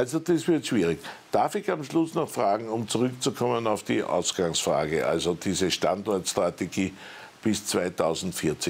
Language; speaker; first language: German; native; German